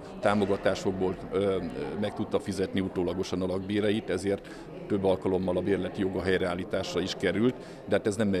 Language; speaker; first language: Hungarian; native; Hungarian